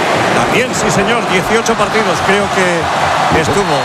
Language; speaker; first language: Spanish; native; Spanish